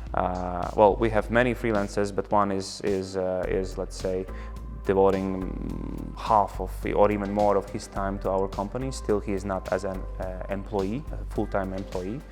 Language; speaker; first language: English; non-native, fluent; Latvian